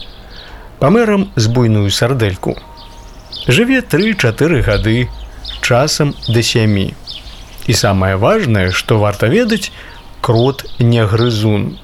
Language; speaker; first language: Belarusian; native; Belarusian